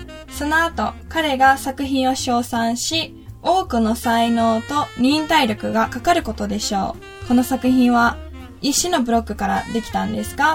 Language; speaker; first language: Japanese; native; Japanese